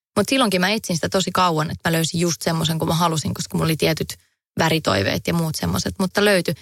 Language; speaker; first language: Finnish; native; Finnish